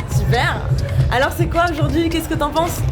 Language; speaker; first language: French; native; French